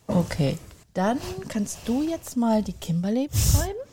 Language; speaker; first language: German; native; German